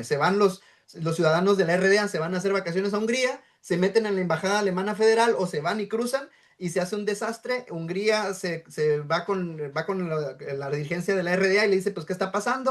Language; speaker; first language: Spanish; native; Spanish